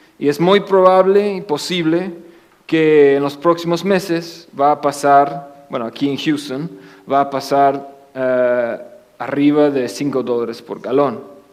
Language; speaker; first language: Spanish; non-native, fluent; English